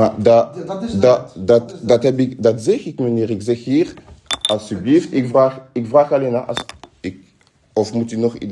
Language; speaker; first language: Dutch; non-native, fluent; French